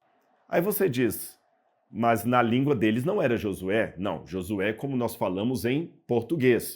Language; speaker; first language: Portuguese; native; Portuguese